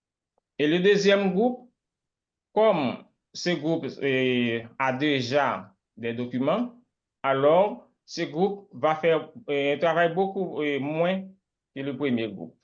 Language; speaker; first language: French; non-native, local second language; Haitian Creole